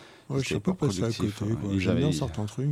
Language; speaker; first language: French; native; French